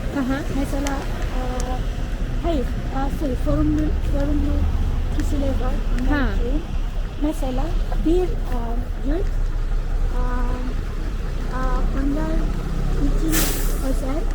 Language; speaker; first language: Turkish; non-native, learner; Malay